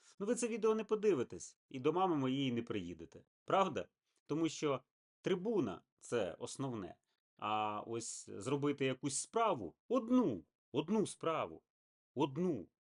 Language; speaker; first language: Ukrainian; native; Ukrainian